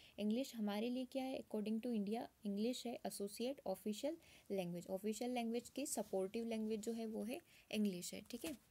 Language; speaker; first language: Hindi; native; Hindi